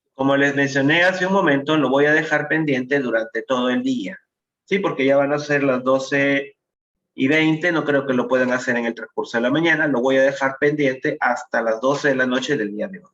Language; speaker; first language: Spanish; native; Spanish